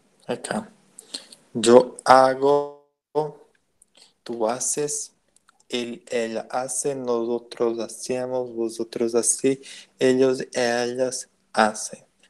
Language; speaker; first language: Spanish; non-native, learner; Portuguese